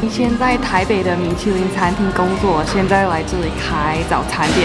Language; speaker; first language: Chinese; non-native, fluent; English